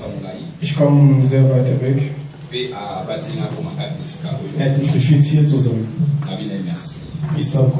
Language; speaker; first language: German; non-native, learner; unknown